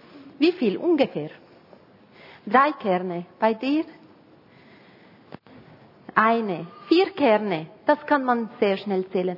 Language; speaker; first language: German; non-native, fluent; Arabic